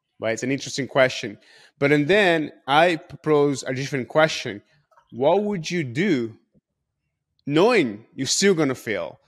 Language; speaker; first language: English; non-native, fluent; Portuguese